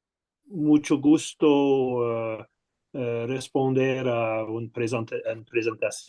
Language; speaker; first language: Spanish; non-native, learner; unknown